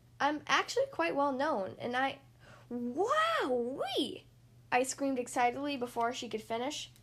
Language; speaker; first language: English; native; English